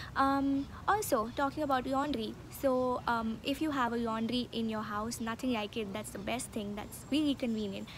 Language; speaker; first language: English; non-native, local second language; Hindi